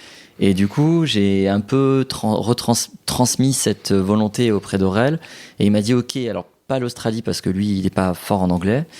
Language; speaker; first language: French; native; French